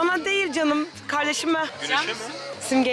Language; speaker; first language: Turkish; native; Turkish